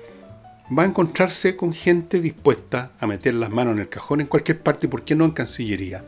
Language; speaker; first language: Spanish; native; Spanish